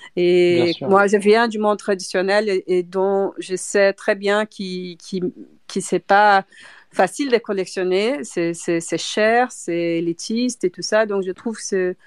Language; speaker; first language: French; non-native, fluent; Portuguese